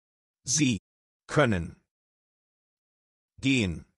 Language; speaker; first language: German; non-native, learner; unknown